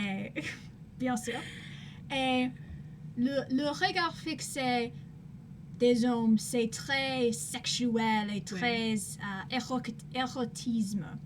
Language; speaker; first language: French; non-native, learner; English